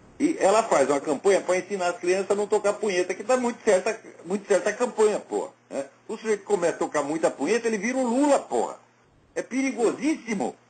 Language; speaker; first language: Portuguese; native; Portuguese